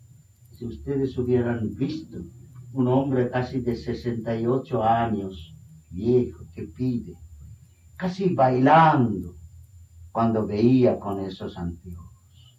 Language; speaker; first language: Spanish; non-native, fluent; Bangla